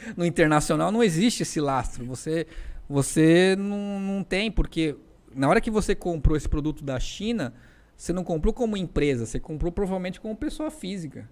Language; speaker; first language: Portuguese; native; Portuguese